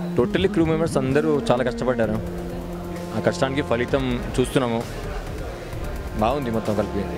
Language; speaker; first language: Telugu; non-native, learner; Hindi